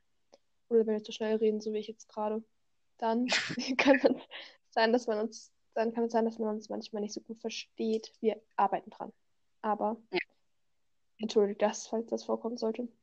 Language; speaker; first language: German; native; German